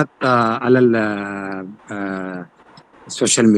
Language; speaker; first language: Arabic; non-native, learner; Urdu